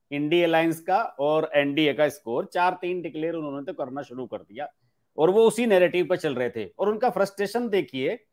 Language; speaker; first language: Hindi; native; Hindi